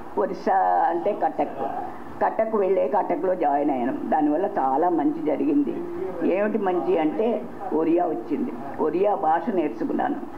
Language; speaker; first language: Telugu; native; Telugu